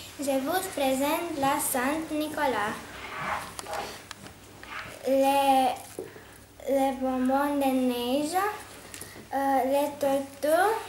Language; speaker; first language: French; non-native, learner; Romanian